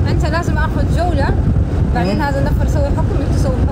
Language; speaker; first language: Arabic; non-native, learner; Pashto